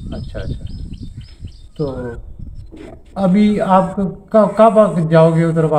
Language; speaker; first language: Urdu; non-native, local second language; Punjabi